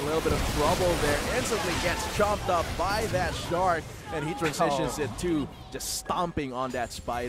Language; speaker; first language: English; non-native, local second language; Filipino